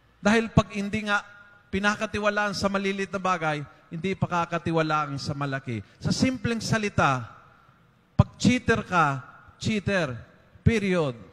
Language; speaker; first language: Filipino; non-native, fluent; Spanish